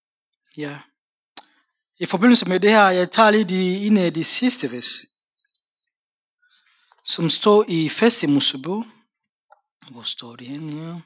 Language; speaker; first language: Danish; non-native, fluent; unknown